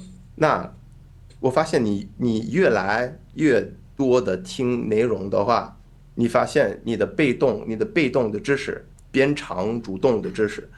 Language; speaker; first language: Chinese; non-native, fluent; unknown